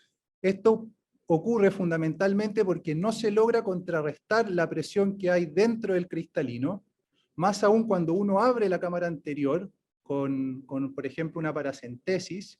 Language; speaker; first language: Spanish; native; Spanish